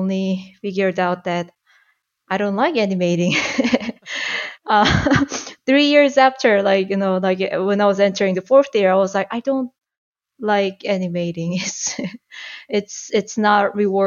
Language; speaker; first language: English; non-native, fluent; Korean